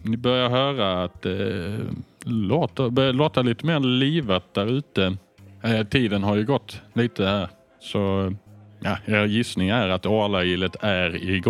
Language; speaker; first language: Swedish; native; Swedish